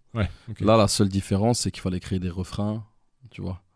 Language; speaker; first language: French; native; French